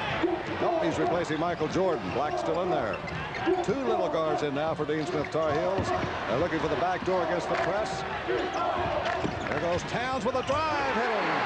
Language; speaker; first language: English; native; English